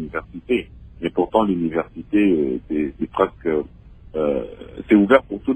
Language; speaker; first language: French; non-native, local second language; Lingala